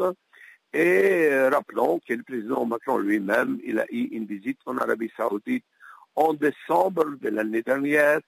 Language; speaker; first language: French; non-native, local second language; Arabic